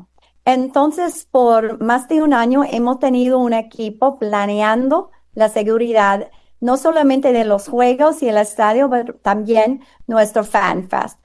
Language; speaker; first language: Spanish; non-native, fluent; English